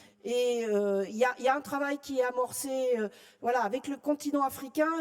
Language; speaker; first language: French; native; French